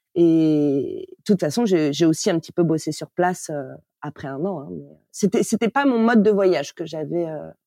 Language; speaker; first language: French; native; French